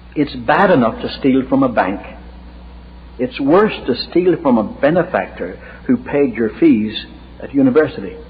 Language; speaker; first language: English; native; English